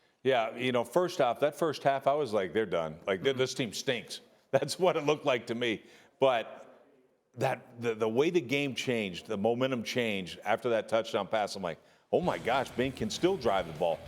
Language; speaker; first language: English; native; English